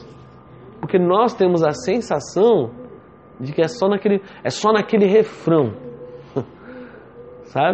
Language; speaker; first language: Portuguese; native; Portuguese